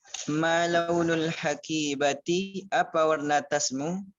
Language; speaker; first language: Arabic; non-native, learner; Indonesian